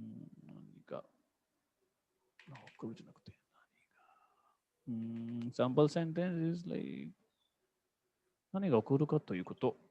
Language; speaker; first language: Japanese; non-native, fluent; Hindi